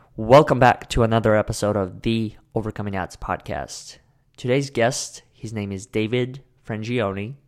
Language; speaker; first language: English; early bilingual, other home language; Russian